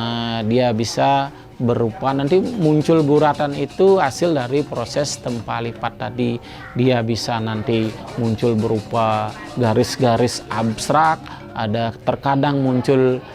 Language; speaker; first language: Indonesian; native; Indonesian